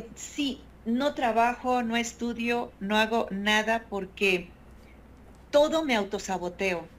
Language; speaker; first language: Spanish; native; Spanish